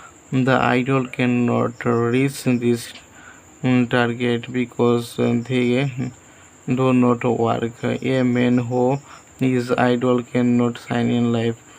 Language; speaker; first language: English; non-native, local second language; Bangla